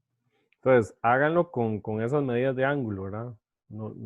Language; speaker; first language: Spanish; native; Spanish